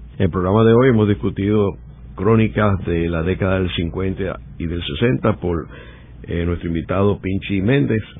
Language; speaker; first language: Spanish; native; Spanish